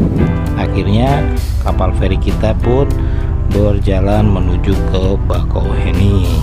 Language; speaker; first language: Indonesian; native; Indonesian